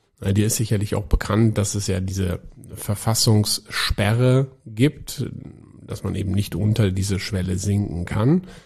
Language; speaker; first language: German; native; German